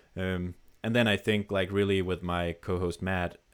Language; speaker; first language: English; non-native, fluent; Danish